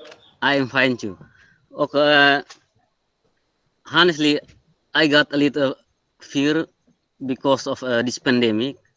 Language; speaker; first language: English; non-native, learner; Indonesian